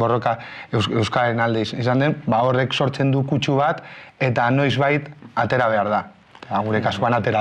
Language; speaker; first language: Basque; non-native, local second language; Spanish